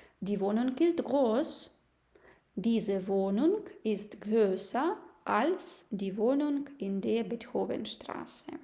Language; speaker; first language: German; non-native, fluent; Ukrainian